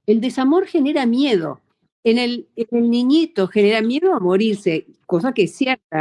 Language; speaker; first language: Spanish; native; Spanish